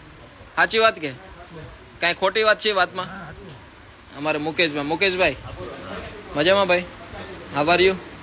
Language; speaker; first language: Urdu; non-native, local second language; Gujarati